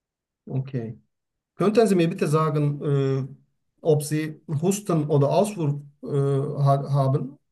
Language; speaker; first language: German; non-native, learner; Turkish